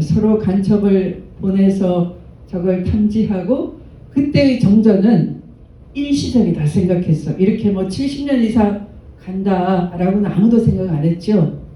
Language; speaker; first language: Korean; native; Korean